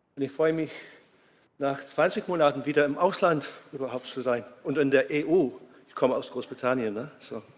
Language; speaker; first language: German; non-native, learner; English